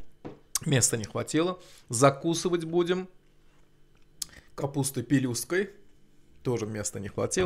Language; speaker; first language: Russian; non-native, local second language; Azerbaijani